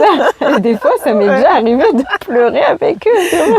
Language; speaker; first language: French; native; French